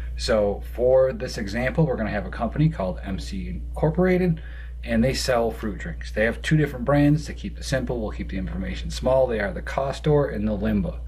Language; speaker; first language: English; native; English